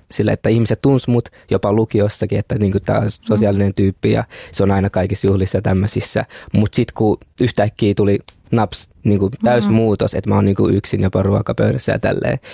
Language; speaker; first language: Finnish; early bilingual, other home language; Kinyarwanda